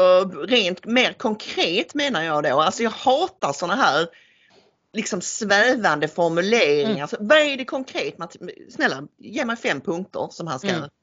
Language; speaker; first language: Swedish; native; Swedish